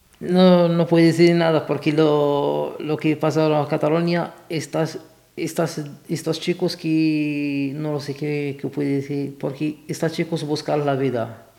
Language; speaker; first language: Spanish; non-native, learner; Arabic